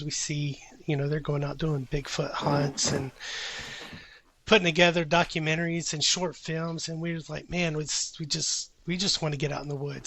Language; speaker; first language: English; native; English